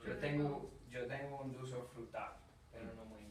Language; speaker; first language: Spanish; non-native, fluent; English